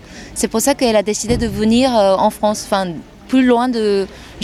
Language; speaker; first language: French; non-native, fluent; Japanese